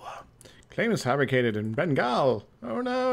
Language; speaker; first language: English; native; English